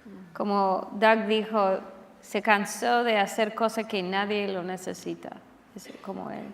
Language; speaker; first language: Spanish; non-native, fluent; English